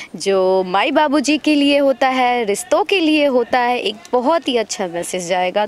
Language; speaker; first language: Hindi; native; Hindi